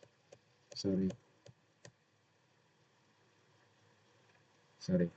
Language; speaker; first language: English; non-native, learner; Indonesian